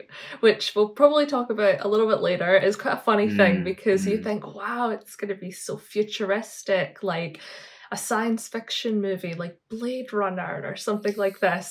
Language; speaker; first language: English; native; English